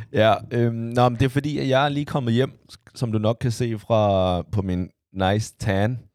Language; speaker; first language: Danish; early bilingual, other home language; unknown